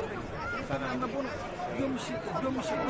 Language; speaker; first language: Greek; early bilingual, heritage; Greek